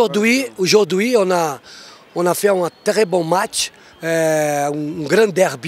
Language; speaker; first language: French; non-native, fluent; Portuguese